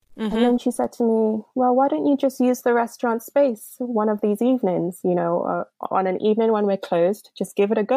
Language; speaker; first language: English; non-native, local second language; Yoruba